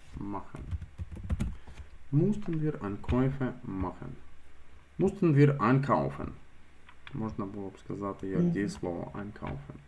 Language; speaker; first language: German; non-native, fluent; Ukrainian